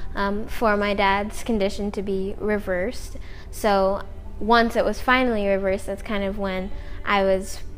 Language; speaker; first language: English; native; English